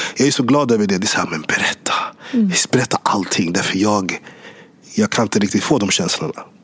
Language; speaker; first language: Swedish; early bilingual, other home language; English